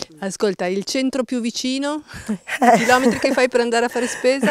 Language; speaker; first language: Italian; native; Italian